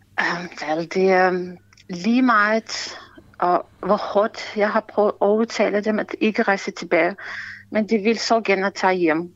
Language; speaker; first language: Danish; non-native, fluent; Ukrainian